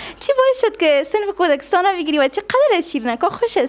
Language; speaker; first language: Persian; native; Persian